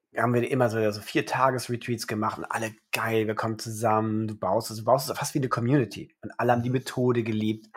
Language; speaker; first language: German; native; German